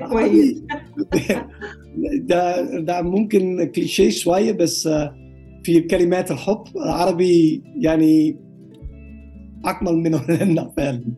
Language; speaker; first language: Arabic; non-native, learner; Dutch